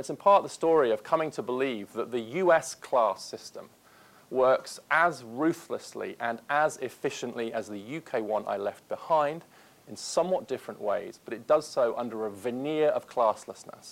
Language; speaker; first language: English; native; English